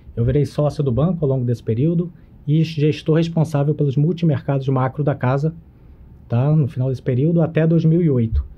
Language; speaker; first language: Portuguese; native; Portuguese